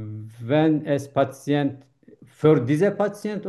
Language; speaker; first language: German; non-native, learner; Turkish